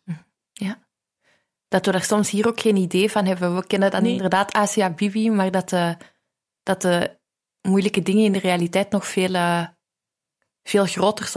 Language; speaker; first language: Dutch; native; Dutch